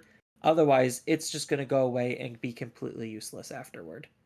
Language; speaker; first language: English; native; English